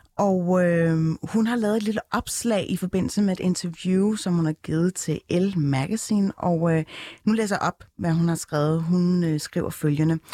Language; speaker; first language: Danish; early bilingual, other home language; Turkish